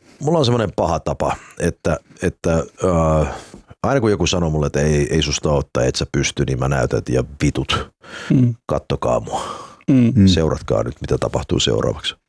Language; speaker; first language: Finnish; early bilingual, heritage; English